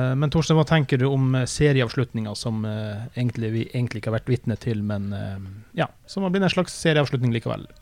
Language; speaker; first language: Norwegian; native; Norwegian